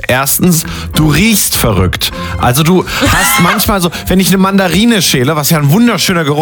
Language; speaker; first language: German; native; German